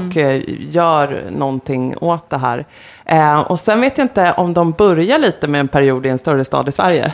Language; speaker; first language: Swedish; native; Swedish